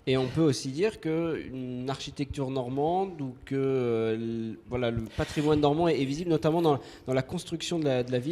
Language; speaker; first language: French; native; French